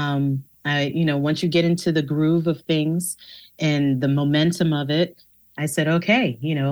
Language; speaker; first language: English; native; English